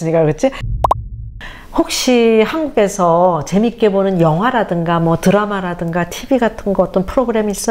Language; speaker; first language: Korean; native; Korean